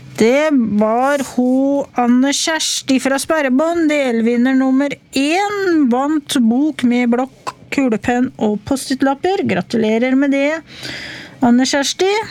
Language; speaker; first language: Norwegian; native; Norwegian